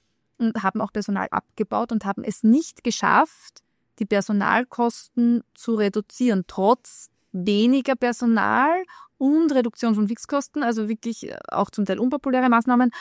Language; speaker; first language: German; native; German